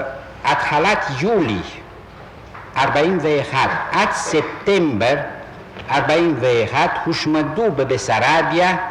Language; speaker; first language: Hebrew; non-native, fluent; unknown